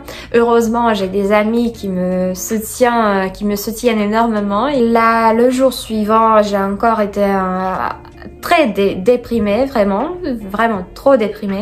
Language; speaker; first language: French; non-native, fluent; Russian